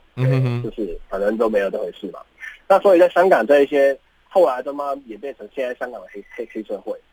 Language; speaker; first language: Chinese; non-native, fluent; Cantonese